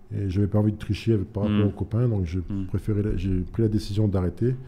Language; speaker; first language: French; native; French